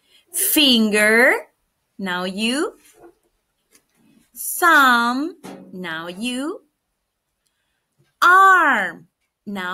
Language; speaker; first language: English; non-native, fluent; Spanish